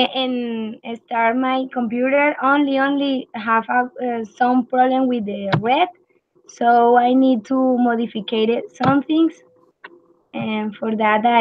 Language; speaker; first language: English; non-native, learner; Spanish